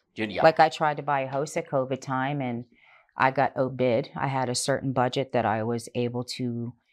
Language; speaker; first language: English; native; English